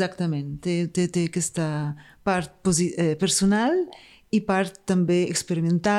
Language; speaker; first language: Catalan; non-native, fluent; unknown